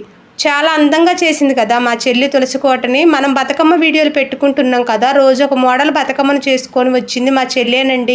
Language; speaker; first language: Telugu; native; Telugu